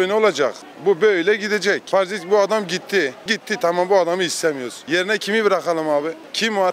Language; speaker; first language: Turkish; native; Turkish